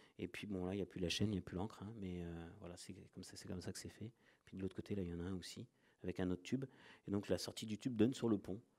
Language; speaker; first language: French; native; French